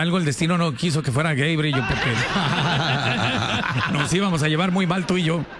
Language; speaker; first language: Spanish; native; Spanish